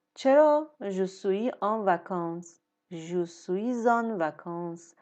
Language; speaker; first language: French; non-native, fluent; Persian